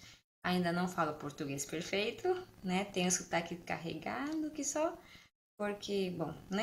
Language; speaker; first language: Portuguese; non-native, fluent; Spanish